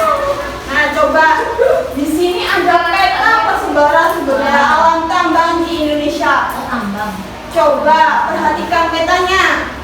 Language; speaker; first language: Indonesian; native; Indonesian